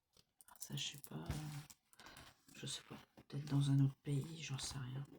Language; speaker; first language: French; native; French